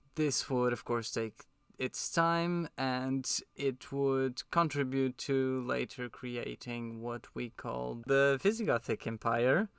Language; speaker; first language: English; non-native, fluent; Portuguese